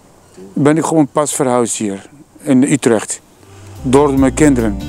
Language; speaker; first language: Dutch; non-native, learner; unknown